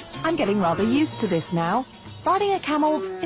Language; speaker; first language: English; native; English